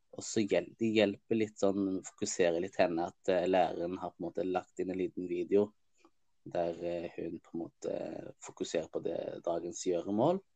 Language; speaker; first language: Norwegian; early bilingual, other home language; Somali